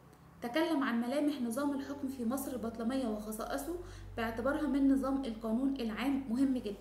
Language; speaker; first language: Arabic; native; Arabic